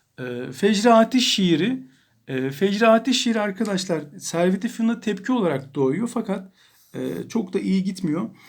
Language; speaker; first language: Turkish; native; Turkish